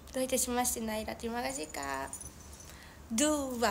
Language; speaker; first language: Indonesian; non-native, learner; Japanese